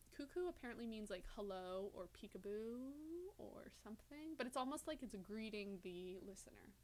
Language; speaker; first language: English; native; English